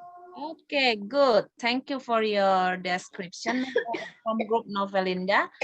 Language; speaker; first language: English; non-native, fluent; Indonesian